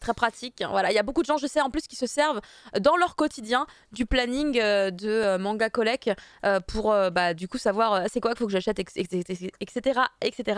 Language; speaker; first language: French; native; French